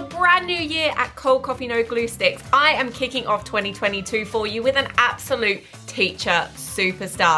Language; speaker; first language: English; native; English